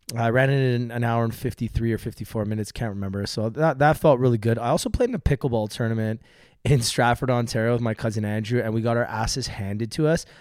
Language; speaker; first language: English; native; English